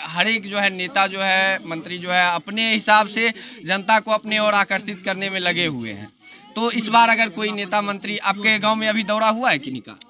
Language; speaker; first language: Hindi; native; Hindi